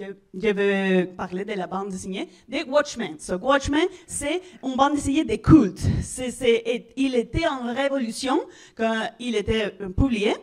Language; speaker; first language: French; non-native, learner; Spanish